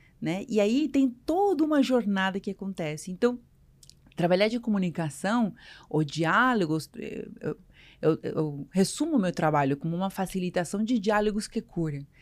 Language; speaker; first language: Portuguese; non-native, fluent; Spanish